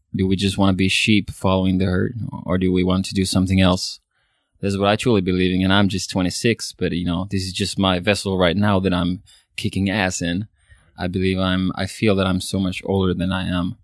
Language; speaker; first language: English; non-native, fluent; Swedish